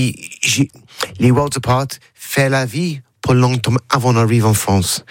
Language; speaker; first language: French; non-native, learner; English